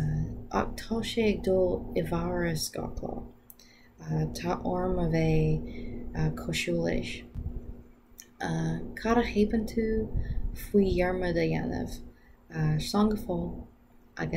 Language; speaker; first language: Irish; non-native, learner; English